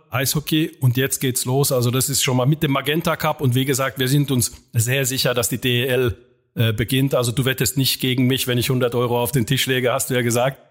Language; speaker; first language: German; non-native, fluent; Finnish